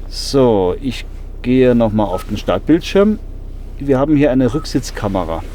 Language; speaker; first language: German; native; German